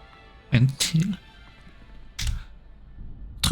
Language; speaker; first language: Swedish; non-native, learner; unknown